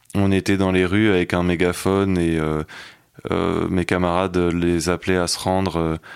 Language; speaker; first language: French; native; French